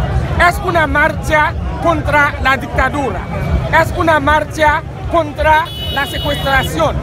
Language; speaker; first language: Spanish; non-native, fluent; Haitian Creole